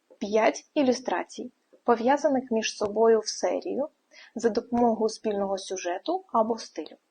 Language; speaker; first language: Ukrainian; native; Ukrainian